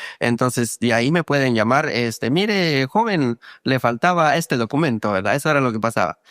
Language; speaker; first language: Spanish; non-native, local second language; Kaqchikel